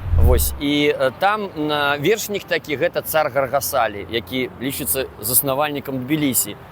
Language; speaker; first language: Belarusian; native; Belarusian